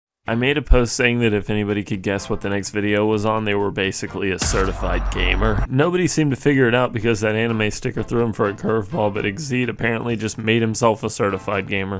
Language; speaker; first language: English; native; English